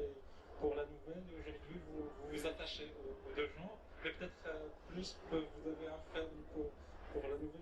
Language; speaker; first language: French; non-native, local second language; Arabic